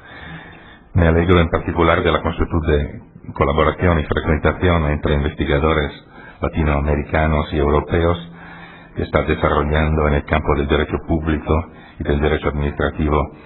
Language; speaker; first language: Spanish; non-native, fluent; Italian